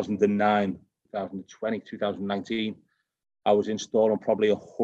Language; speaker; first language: English; native; English